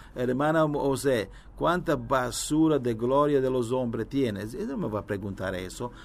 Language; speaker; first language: Spanish; non-native, learner; Italian